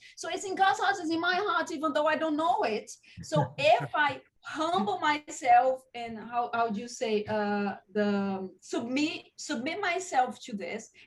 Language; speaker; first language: English; non-native, fluent; Portuguese